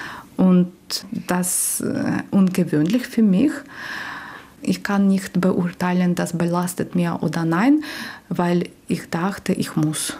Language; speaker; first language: German; non-native, learner; Ukrainian